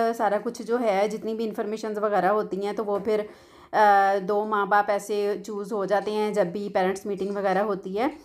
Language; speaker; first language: Urdu; non-native, local second language; Punjabi